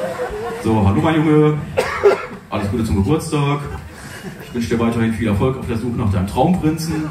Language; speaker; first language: German; native; German